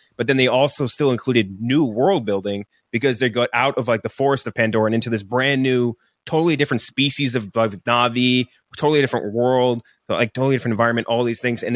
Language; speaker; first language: English; native; English